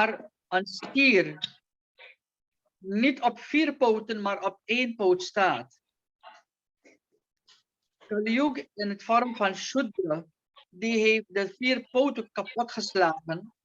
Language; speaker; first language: Dutch; non-native, local second language; Caribbean Hindustani